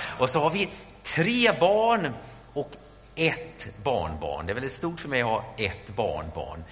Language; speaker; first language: Swedish; native; Swedish